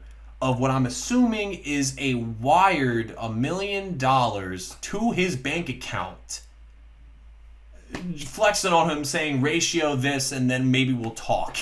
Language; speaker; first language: English; native; English